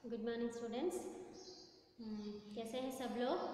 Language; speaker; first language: Hindi; non-native, local second language; Kannada